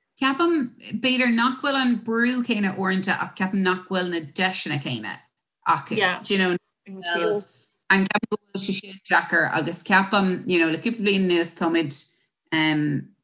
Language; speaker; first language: Irish; non-native, local second language; English